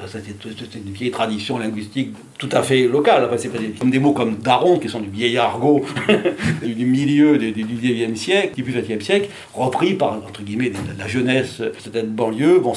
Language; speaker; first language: French; native; French